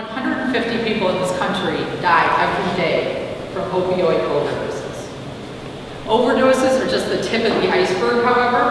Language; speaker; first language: English; native; English